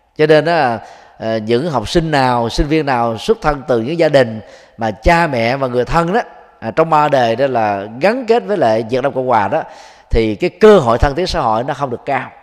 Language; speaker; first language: Vietnamese; native; Vietnamese